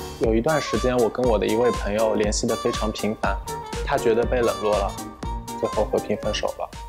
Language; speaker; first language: Chinese; early bilingual, heritage; German